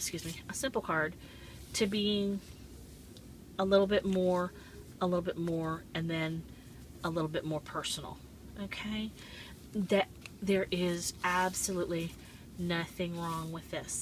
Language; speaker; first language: English; native; English